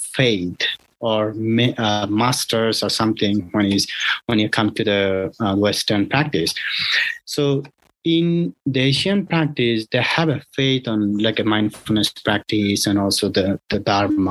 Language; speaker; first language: English; non-native, local second language; Bangla